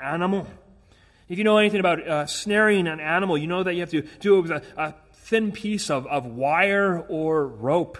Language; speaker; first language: English; native; English